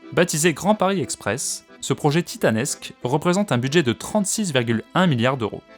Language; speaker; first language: French; native; French